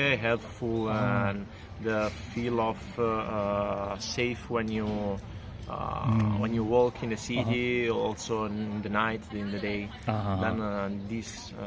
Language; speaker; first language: English; non-native, learner; Italian